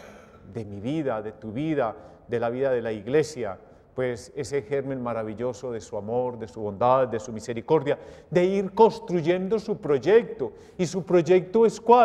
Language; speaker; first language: Spanish; native; Spanish